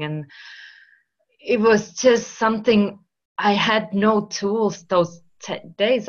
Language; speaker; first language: English; non-native, fluent; Finnish